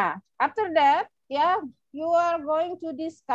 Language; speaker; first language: English; non-native, learner; Indonesian